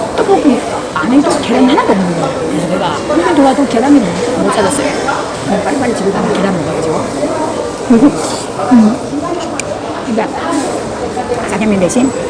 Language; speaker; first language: Korean; early bilingual, heritage; Korean